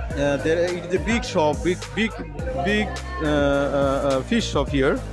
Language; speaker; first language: English; non-native, learner; Bangla